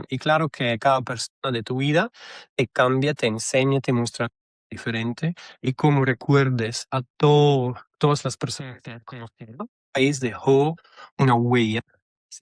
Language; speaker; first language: Spanish; non-native, fluent; Russian